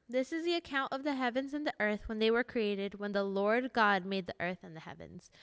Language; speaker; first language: English; early bilingual, other home language; Spanish